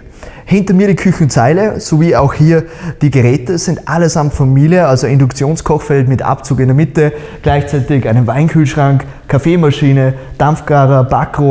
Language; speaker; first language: German; native; German